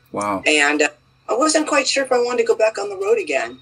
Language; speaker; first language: English; native; English